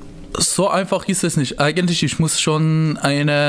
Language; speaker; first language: German; non-native, learner; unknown